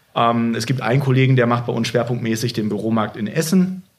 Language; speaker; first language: German; native; German